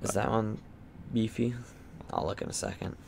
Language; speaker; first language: English; native; English